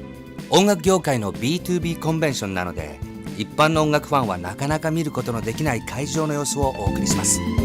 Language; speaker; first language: Japanese; native; Japanese